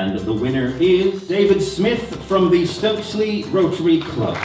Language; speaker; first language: English; native; English